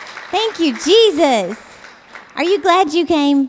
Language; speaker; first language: English; native; English